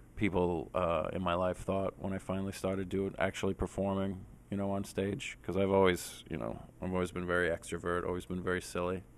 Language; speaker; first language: English; native; English